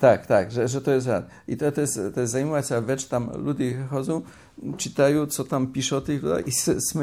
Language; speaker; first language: Czech; non-native, learner; Polish